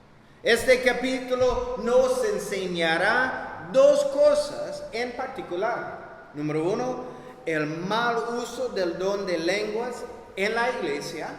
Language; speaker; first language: Spanish; non-native, fluent; English